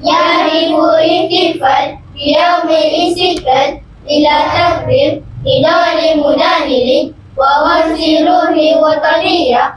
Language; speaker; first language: Arabic; non-native, learner; Malay